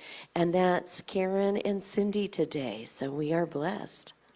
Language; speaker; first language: English; native; English